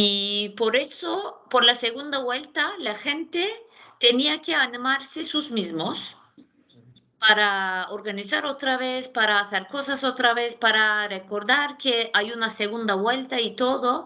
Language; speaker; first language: Spanish; non-native, fluent; Turkish